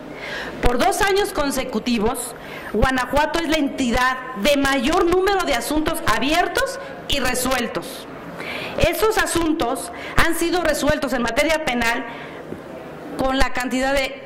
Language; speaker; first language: Spanish; native; Spanish